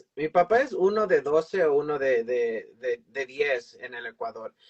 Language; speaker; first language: Spanish; early bilingual, heritage; Spanish